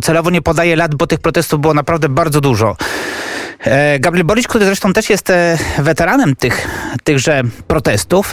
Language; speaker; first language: Polish; native; Polish